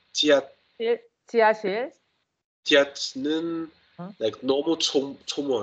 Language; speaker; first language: Korean; non-native, learner; English